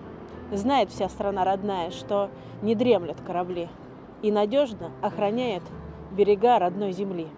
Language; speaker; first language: Russian; native; Russian